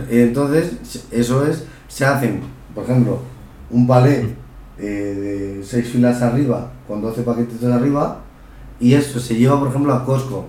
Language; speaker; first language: Spanish; early bilingual, other home language; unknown